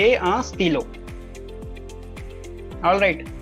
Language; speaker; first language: French; non-native, fluent; Hindi